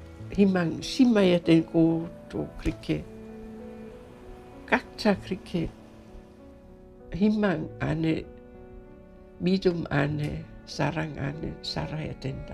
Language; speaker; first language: Korean; non-native, fluent; German